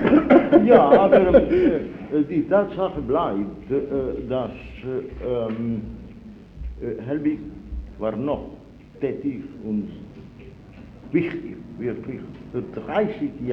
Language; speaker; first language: German; non-native, fluent; Italian